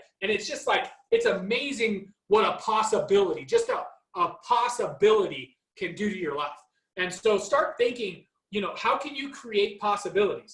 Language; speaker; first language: English; native; English